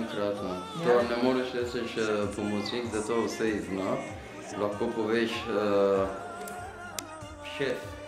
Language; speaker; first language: Slovenian; non-native, learner; Persian